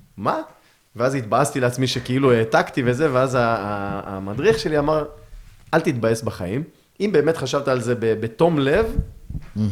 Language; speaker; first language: Hebrew; native; Hebrew